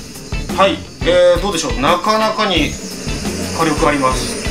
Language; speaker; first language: Japanese; native; Japanese